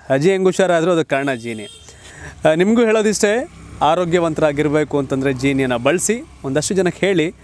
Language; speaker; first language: Kannada; native; Kannada